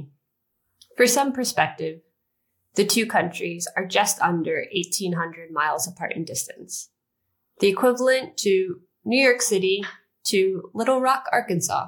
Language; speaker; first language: English; native; English